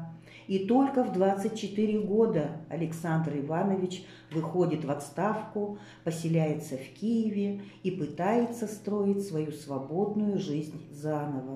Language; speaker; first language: Russian; native; Russian